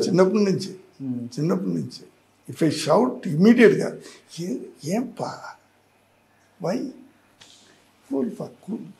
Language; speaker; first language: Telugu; non-native, learner; Tamil